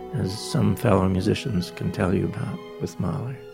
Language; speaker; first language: English; native; English